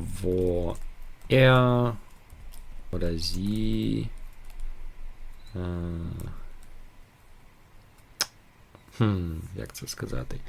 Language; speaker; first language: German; non-native, learner; Ukrainian